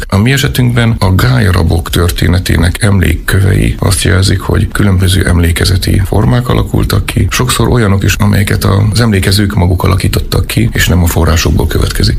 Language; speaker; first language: Hungarian; native; Hungarian